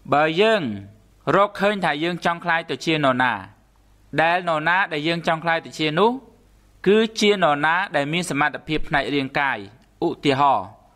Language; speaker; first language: Khmer; native; Khmer